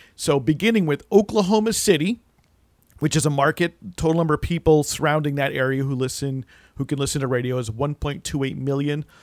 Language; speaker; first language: English; native; English